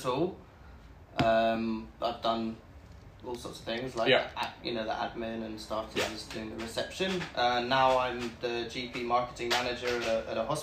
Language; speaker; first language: English; native; English